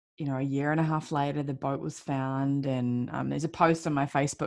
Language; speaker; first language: English; native; English